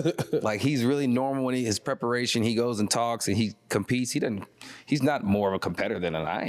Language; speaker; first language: English; native; English